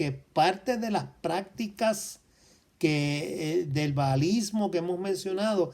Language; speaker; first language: Spanish; native; Spanish